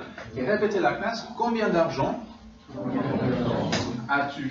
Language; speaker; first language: French; non-native, fluent; English